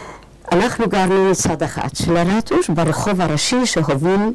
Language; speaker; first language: Hebrew; non-native, fluent; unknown